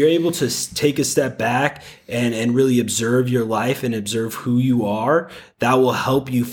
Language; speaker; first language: English; native; English